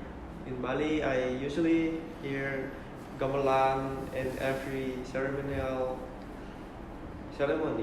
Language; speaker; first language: English; non-native, learner; Indonesian